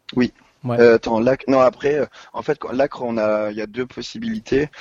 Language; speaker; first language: French; native; French